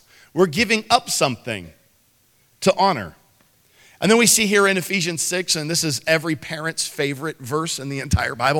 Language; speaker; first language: English; native; English